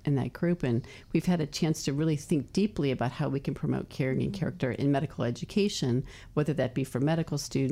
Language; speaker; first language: English; native; English